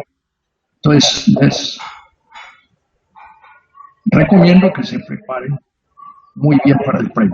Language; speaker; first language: Spanish; native; Spanish